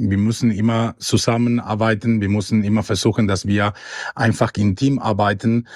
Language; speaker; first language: German; non-native, learner; Spanish